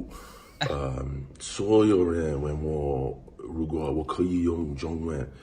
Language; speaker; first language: Chinese; non-native, learner; English